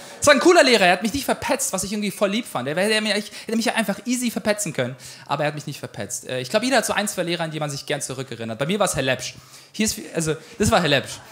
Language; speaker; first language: German; early bilingual, other home language; Ukrainian